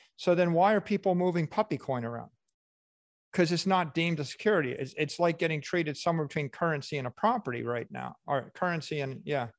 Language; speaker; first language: English; native; English